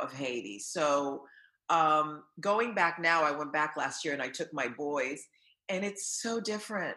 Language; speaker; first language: English; early bilingual, other home language; Haitian Creole